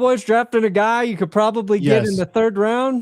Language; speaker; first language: English; native; English